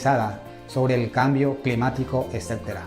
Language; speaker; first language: Spanish; native; Spanish